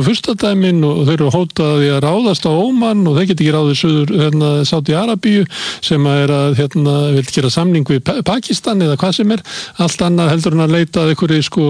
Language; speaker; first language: Icelandic; native; Icelandic